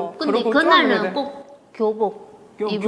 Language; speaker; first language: Korean; non-native, fluent; Vietnamese